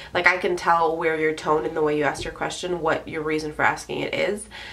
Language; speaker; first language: English; early bilingual, other home language; French